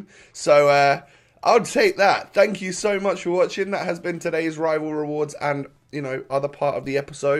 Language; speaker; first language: English; native; English